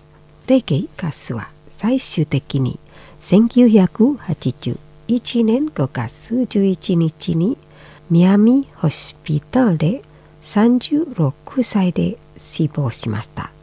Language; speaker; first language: Japanese; non-native, fluent; Indonesian